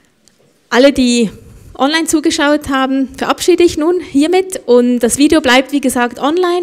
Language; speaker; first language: German; native; German